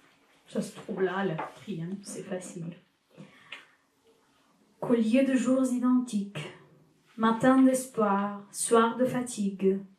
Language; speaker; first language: French; non-native, fluent; Ukrainian